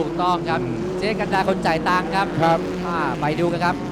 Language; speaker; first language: Thai; native; Thai